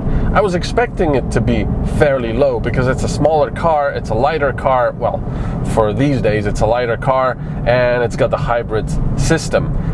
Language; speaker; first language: English; non-native, fluent; Slovenian